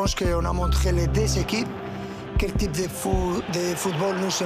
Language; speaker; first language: French; non-native, learner; Spanish